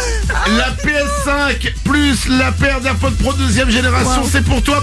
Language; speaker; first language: French; native; French